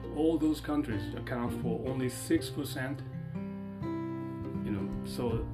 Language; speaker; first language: English; non-native, fluent; Japanese